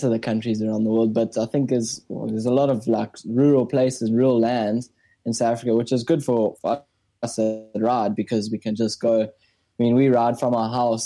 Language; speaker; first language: English; native; English